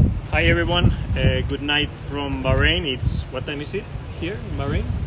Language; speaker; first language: English; non-native, fluent; Spanish